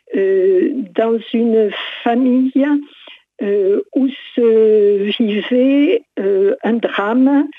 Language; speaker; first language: French; native; French